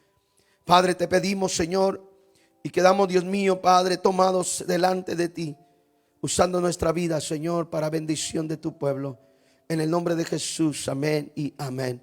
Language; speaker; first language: Spanish; native; Spanish